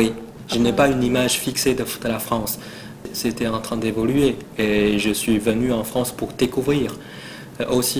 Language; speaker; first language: French; non-native, fluent; Chinese